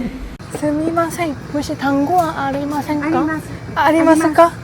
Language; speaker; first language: Japanese; non-native, learner; Korean